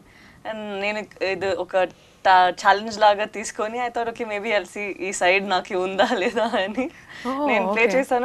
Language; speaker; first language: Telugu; non-native, learner; Tamil